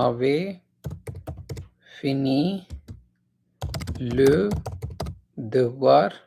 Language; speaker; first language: French; non-native, fluent; Hindi